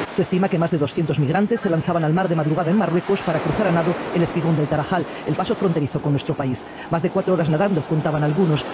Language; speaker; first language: Spanish; non-native, fluent; Italian